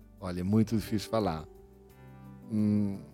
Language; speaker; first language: Portuguese; non-native, fluent; Italian